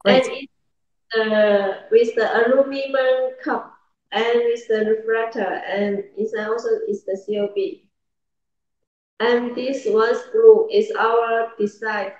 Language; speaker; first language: English; non-native, learner; Chinese